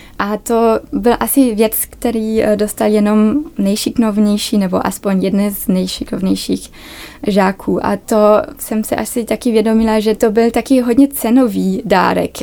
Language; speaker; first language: Czech; early bilingual, other home language; German